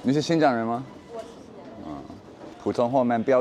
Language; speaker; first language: Chinese; non-native, fluent; English